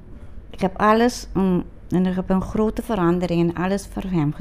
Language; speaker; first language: Dutch; non-native, local second language; Papiamento